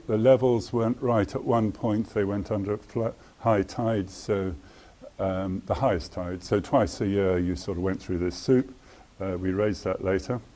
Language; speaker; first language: English; native; English